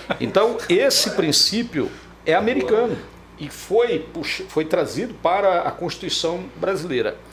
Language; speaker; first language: Portuguese; native; Portuguese